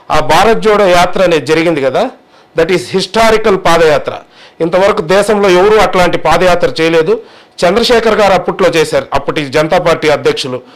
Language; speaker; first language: Telugu; native; Telugu